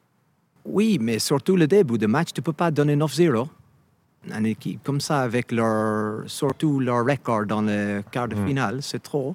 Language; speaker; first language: French; non-native, fluent; English